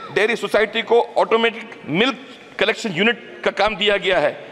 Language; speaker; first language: Hindi; native; Hindi